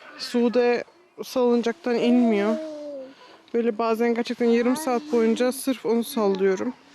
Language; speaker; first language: Turkish; early bilingual, heritage; Turkish